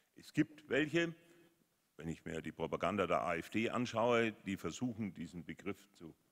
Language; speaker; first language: German; native; German